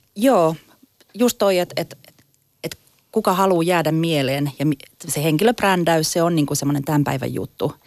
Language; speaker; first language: Finnish; native; Finnish